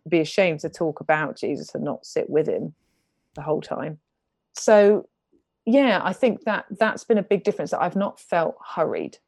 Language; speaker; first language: English; native; English